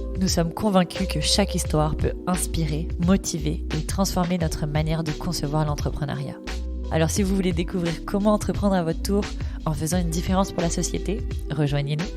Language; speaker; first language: French; native; French